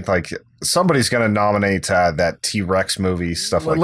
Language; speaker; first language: English; native; English